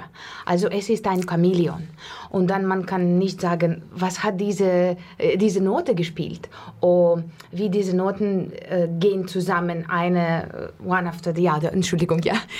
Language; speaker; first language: German; non-native, learner; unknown